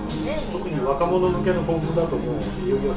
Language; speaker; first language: Japanese; native; Japanese